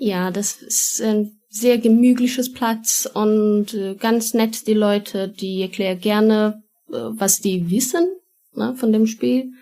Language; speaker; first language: German; non-native, learner; Portuguese